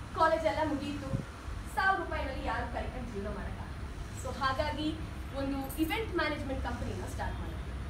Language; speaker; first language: Kannada; non-native, local second language; Tamil